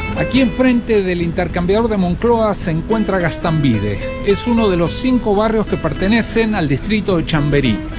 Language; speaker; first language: Spanish; native; Spanish